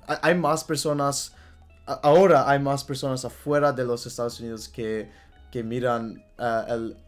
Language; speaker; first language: Spanish; non-native, learner; English